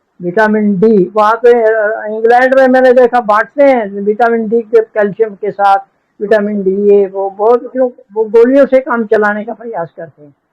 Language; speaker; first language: Hindi; native; Hindi